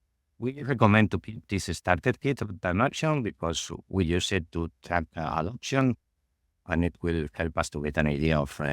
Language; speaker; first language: English; non-native, fluent; Spanish